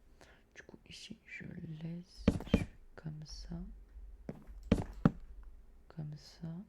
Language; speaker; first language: French; native; French